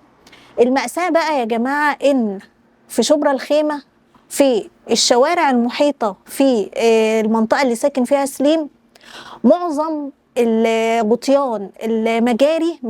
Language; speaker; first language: Arabic; native; Arabic